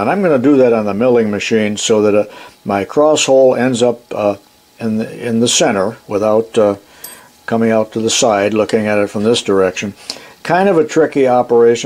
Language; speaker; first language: English; native; English